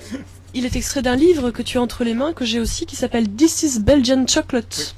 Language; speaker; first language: French; native; French